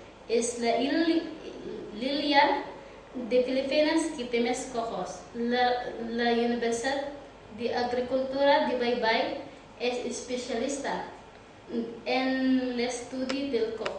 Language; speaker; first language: Spanish; non-native, learner; Cebuano